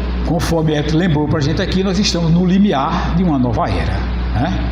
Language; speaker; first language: Portuguese; native; Portuguese